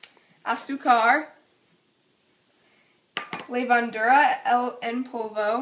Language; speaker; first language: Spanish; non-native, learner; English